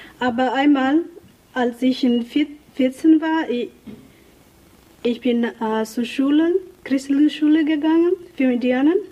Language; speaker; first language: German; non-native, learner; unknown